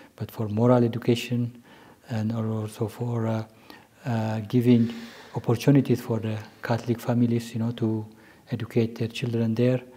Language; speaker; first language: English; non-native, local second language; Amharic